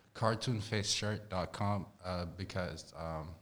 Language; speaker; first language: English; non-native, fluent; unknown